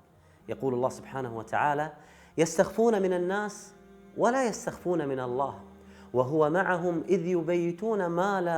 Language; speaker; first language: Arabic; native; Arabic